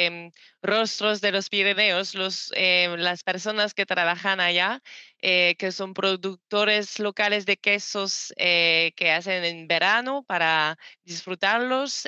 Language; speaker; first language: Spanish; non-native, learner; French